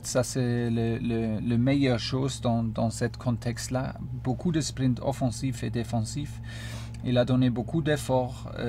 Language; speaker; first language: French; non-native, fluent; German